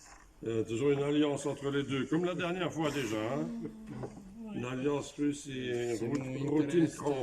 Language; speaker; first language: French; native; French